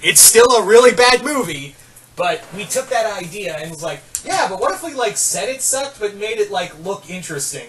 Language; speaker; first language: English; native; English